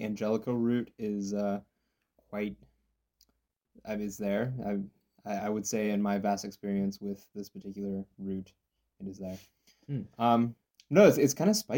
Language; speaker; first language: English; native; English